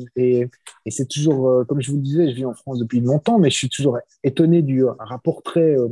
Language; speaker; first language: French; native; French